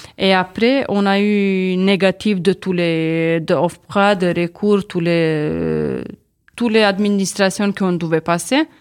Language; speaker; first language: French; non-native, learner; Serbian